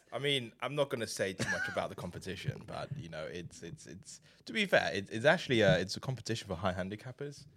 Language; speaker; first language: English; non-native, fluent; Chinese